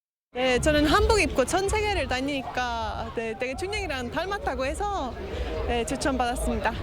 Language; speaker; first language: Korean; non-native, fluent; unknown